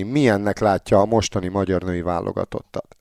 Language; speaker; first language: Hungarian; native; Hungarian